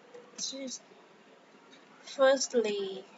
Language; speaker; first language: English; non-native, learner; Vietnamese